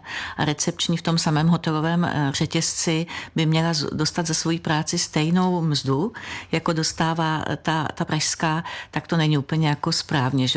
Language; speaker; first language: Czech; native; Czech